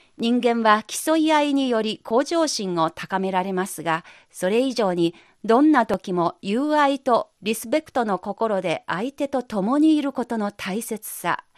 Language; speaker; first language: Japanese; non-native, fluent; Chinese